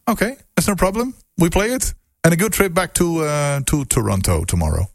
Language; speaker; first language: English; non-native, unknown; Dutch